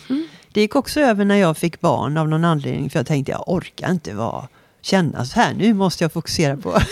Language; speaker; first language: Swedish; native; Swedish